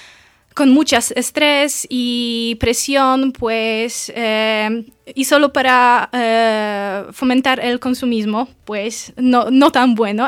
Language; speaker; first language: Spanish; non-native, fluent; Polish